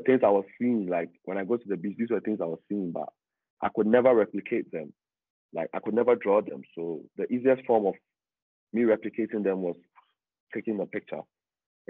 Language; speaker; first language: English; non-native, local second language; Akan